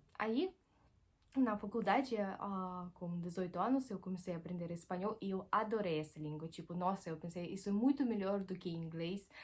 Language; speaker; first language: Portuguese; non-native, fluent; Russian